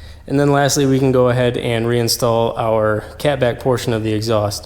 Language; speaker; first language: English; native; English